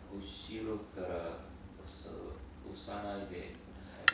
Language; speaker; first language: Japanese; non-native, learner; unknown